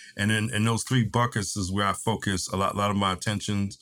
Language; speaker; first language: English; native; English